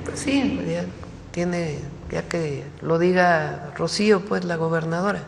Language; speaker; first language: Spanish; native; Spanish